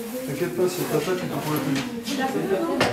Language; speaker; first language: French; native; French